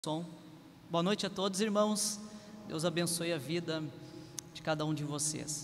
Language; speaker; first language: Portuguese; native; Portuguese